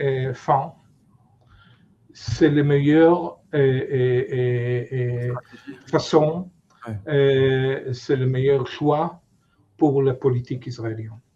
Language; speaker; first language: French; non-native, fluent; Hebrew